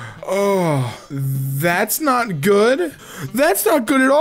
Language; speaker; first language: English; native; English